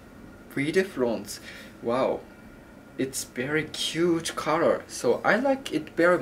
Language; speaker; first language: English; non-native, learner; Japanese